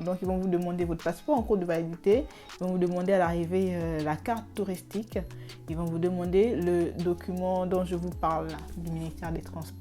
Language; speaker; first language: French; native; French